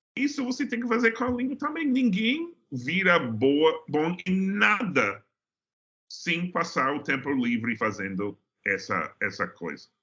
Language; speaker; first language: Portuguese; non-native, fluent; English